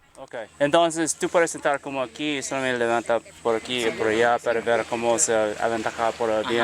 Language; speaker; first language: Spanish; non-native, learner; English